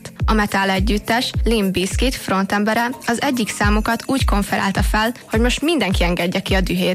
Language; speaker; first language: Hungarian; native; Hungarian